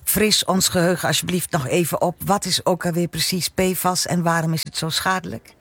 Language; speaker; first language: Dutch; native; Dutch